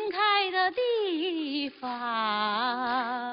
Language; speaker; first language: Chinese; native; Chinese